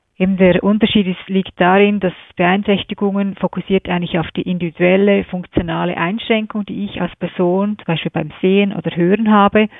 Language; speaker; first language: German; native; German